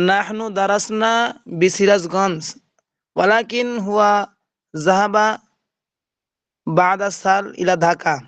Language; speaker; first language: Arabic; non-native, learner; Bangla